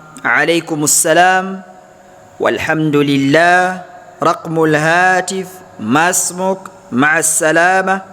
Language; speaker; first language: Arabic; non-native, fluent; Fula